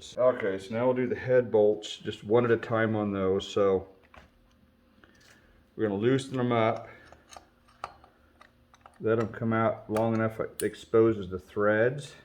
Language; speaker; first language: English; native; English